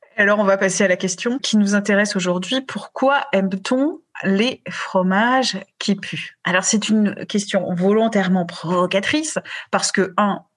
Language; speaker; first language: French; native; French